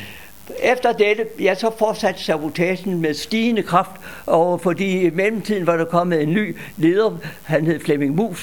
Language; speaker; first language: Danish; native; Danish